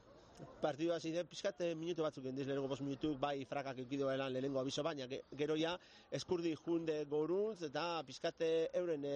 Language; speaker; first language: Basque; native; Basque